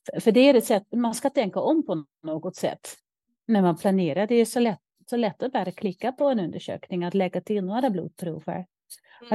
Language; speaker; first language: Swedish; non-native, fluent; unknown